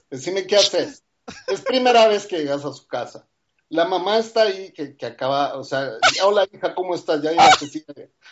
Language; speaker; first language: Spanish; native; Spanish